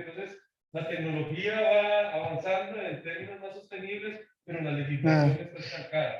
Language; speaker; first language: Spanish; native; Spanish